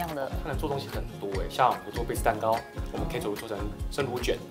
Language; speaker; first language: Chinese; native; Chinese